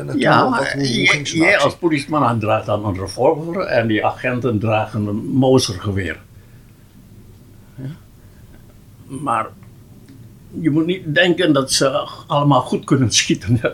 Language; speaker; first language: Dutch; non-native, local second language; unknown